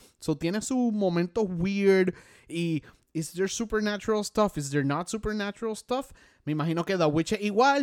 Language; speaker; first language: Spanish; native; Spanish